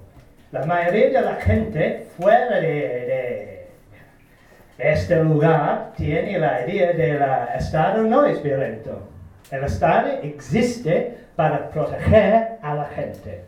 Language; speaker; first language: Spanish; non-native, learner; Turkish